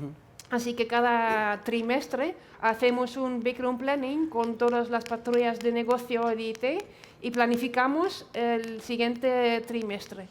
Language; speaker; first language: Spanish; non-native, fluent; Dutch